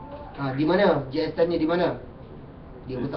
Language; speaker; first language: Malay; native; Malay